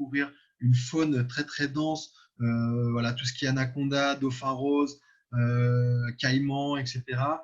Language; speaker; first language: French; native; French